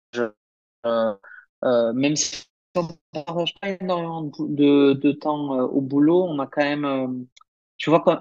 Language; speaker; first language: French; native; French